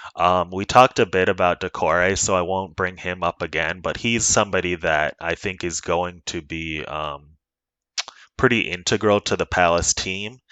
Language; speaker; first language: English; native; English